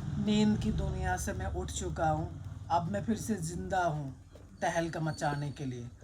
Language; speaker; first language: Hindi; non-native, local second language; Bangla